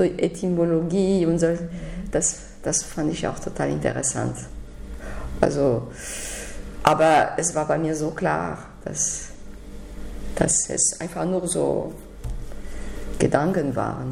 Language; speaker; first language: German; non-native, fluent; French